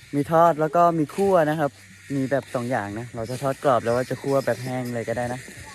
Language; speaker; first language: Thai; non-native, local second language; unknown